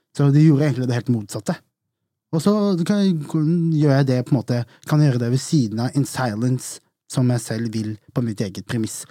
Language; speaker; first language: Norwegian; native; Norwegian